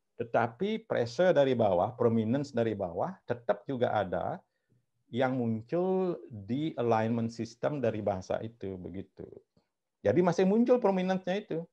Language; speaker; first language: Indonesian; non-native, local second language; Balinese